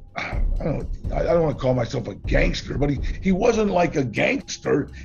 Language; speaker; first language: English; native; English